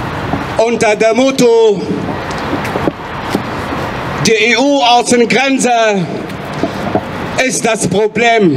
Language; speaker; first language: German; non-native, fluent; Arabic